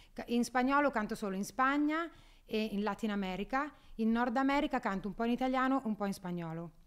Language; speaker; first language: Italian; native; Italian